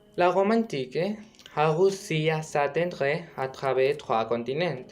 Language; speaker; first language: French; non-native, learner; Spanish